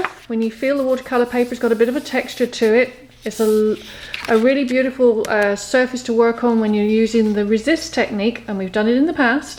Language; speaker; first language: English; native; English